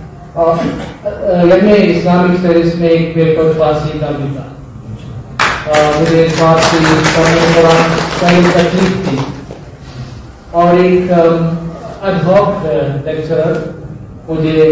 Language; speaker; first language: Hindi; non-native, local second language; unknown